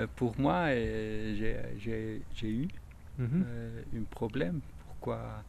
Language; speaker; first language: French; non-native, learner; Spanish